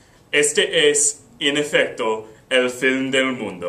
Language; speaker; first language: Spanish; non-native, learner; English